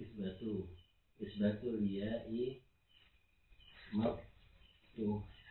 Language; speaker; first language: Arabic; non-native, learner; Indonesian